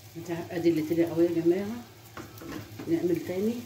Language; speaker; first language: Arabic; native; Arabic